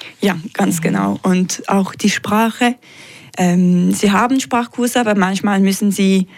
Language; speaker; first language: German; non-native, local second language; French